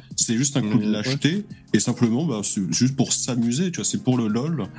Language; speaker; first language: French; native; French